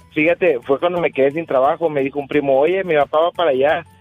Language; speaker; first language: Spanish; native; Spanish